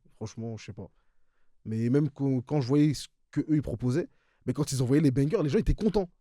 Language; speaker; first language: French; native; French